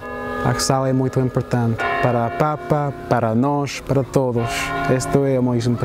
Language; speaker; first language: Portuguese; non-native, fluent; English